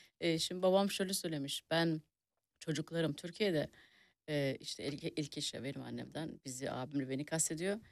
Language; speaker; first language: Turkish; early bilingual, heritage; Turkish